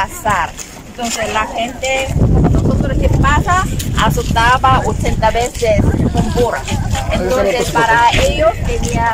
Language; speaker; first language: Spanish; non-native, learner; Korean